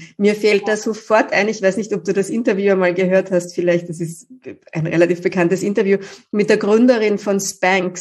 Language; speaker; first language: German; native; German